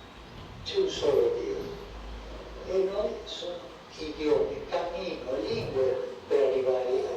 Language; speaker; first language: Italian; non-native, fluent; Spanish